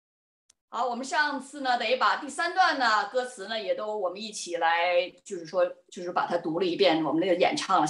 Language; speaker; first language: Chinese; native; Chinese